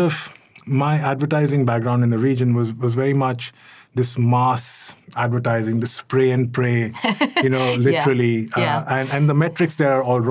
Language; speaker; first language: English; non-native, local second language; Hindi